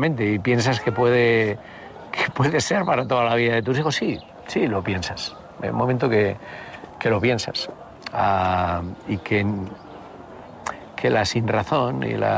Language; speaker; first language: Spanish; native; Spanish